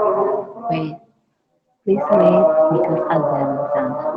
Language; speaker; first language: English; non-native, learner; Indonesian